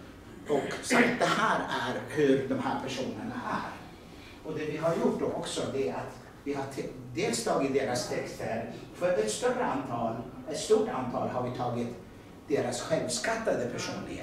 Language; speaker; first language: Swedish; non-native, fluent; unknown